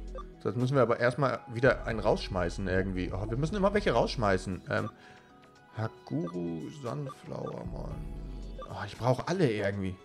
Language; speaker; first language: German; native; German